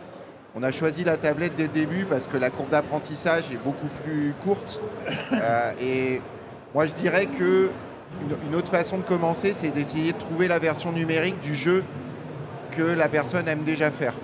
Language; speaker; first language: French; native; French